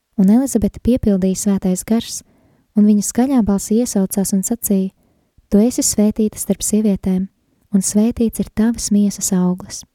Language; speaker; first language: Latvian; native; Latvian